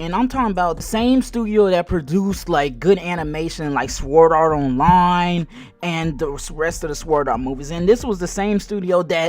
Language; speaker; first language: English; native; English